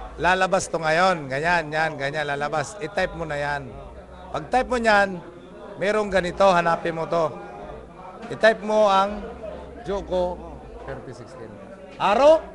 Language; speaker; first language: Filipino; native; Filipino